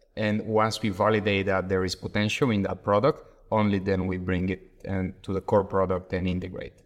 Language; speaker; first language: English; non-native, fluent; Bulgarian